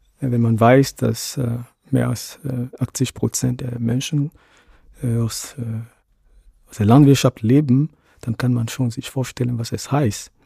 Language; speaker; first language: German; non-native, fluent; Ewe